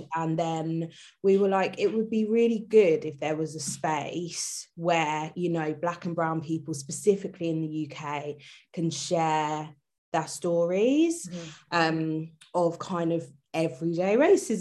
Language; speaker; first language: English; native; English